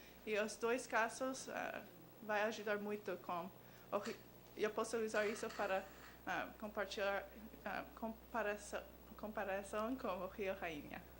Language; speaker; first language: Portuguese; non-native, learner; English